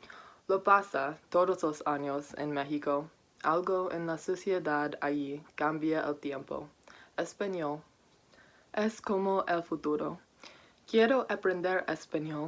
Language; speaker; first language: Spanish; non-native, learner; English